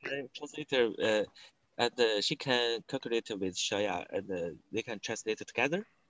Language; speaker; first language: English; non-native, learner; Chinese